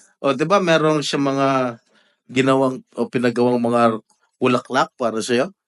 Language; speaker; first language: Filipino; native; Filipino